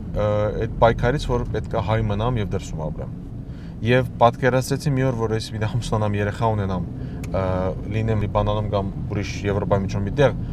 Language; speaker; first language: Armenian; early bilingual, heritage; Armenian